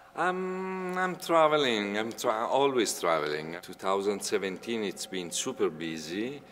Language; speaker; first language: English; non-native, fluent; Italian